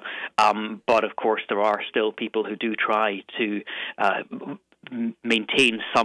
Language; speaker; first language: English; native; English